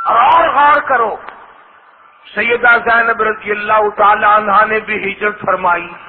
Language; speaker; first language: Urdu; native; Urdu